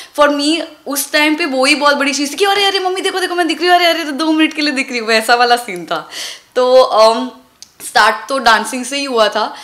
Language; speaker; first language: Hindi; non-native, local second language; Tulu